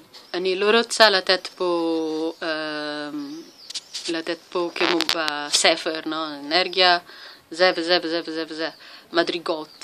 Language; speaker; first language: Hebrew; non-native, learner; Italian